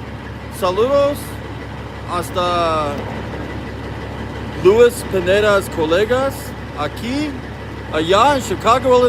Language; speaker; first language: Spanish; early bilingual, heritage; English